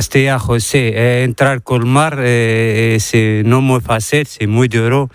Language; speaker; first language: Spanish; non-native, learner; Arabic